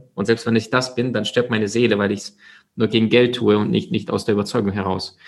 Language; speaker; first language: German; early bilingual, other home language; Russian